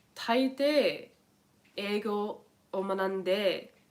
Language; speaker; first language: Japanese; non-native, learner; English